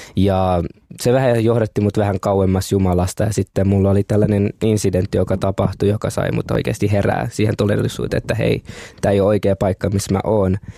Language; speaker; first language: Finnish; early bilingual, other home language; Kinyarwanda